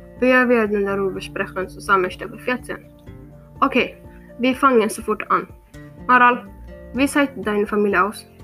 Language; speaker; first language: German; non-native, learner; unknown